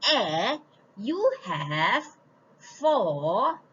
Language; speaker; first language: English; non-native, local second language; Malay